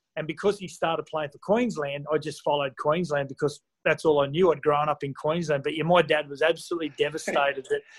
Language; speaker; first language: English; native; English